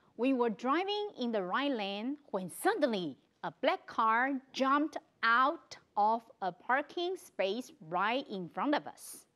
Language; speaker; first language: English; non-native, fluent; Chinese